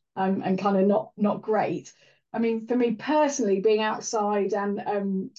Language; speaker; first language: English; native; English